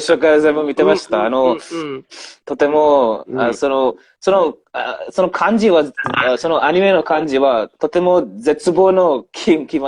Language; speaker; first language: Japanese; non-native, learner; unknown